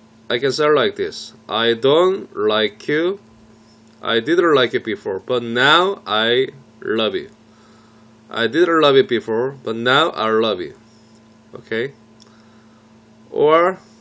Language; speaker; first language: English; non-native, fluent; Korean